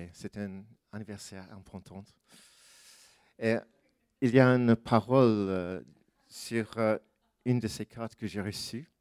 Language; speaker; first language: French; non-native, fluent; English